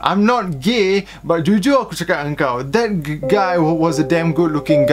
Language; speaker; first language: English; non-native, local second language; Malay